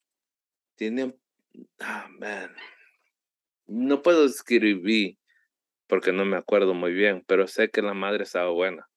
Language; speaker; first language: Spanish; early bilingual, heritage; Spanish